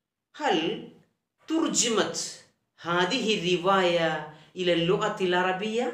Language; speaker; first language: Arabic; non-native, fluent; Malayalam